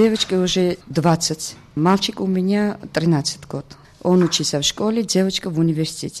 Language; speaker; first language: Russian; non-native, fluent; Georgian